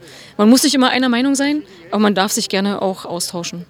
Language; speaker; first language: German; native; German